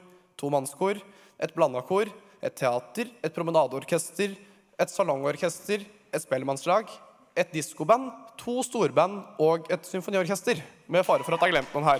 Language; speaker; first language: Norwegian; native; Norwegian